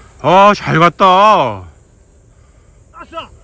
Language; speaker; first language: Korean; native; Korean